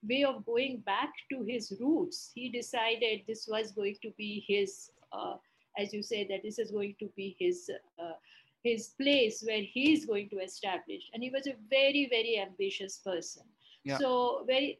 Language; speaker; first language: English; non-native, local second language; Bangla